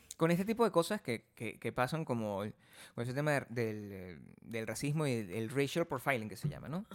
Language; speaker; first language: Spanish; native; Spanish